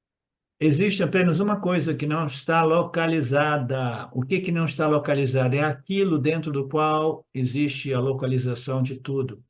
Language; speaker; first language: Portuguese; native; Portuguese